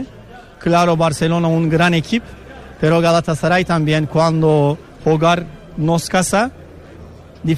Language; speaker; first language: Spanish; non-native, learner; Turkish